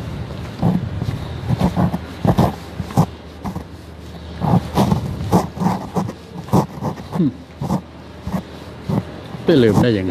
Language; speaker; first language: Thai; native; Thai